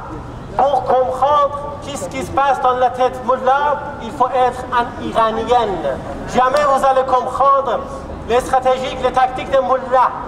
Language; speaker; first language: French; non-native, fluent; Kurdish